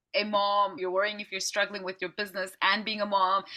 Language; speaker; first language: English; early bilingual, other home language; Dutch